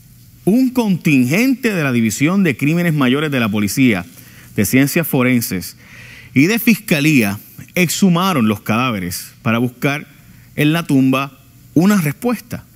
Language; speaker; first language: Spanish; native; Spanish